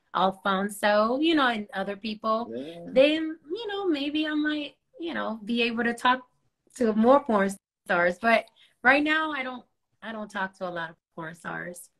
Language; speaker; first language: English; early bilingual, other home language; Spanish